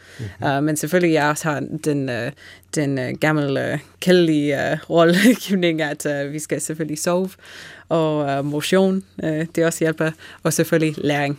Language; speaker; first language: Danish; non-native, fluent; English